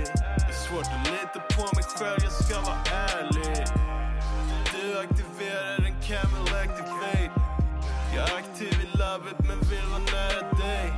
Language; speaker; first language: Swedish; native; Swedish